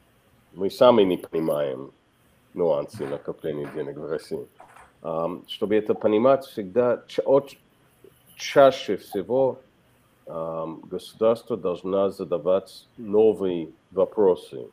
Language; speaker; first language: Russian; non-native, fluent; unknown